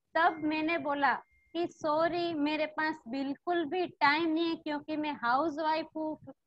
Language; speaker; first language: Hindi; non-native, local second language; Gujarati